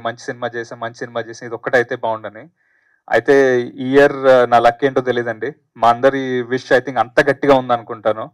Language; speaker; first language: Telugu; native; Telugu